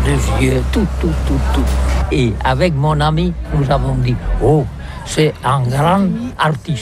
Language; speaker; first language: French; non-native, learner; Catalan